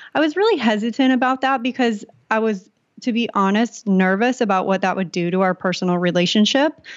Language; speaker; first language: English; native; English